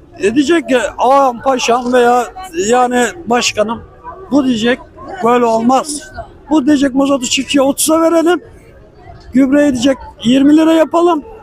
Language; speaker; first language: Turkish; native; Turkish